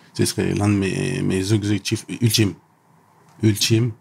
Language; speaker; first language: French; native; French